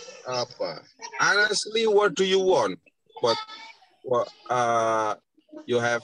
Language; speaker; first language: English; non-native, learner; Indonesian